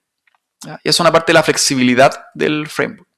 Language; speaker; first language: Spanish; native; Spanish